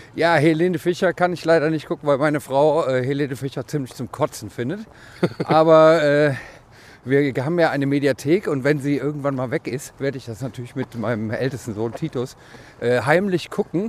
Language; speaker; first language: German; native; German